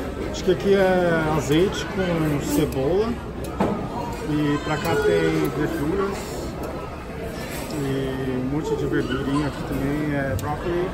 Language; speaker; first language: Portuguese; non-native, fluent; Japanese